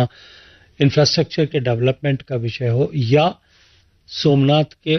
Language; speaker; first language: Hindi; native; Hindi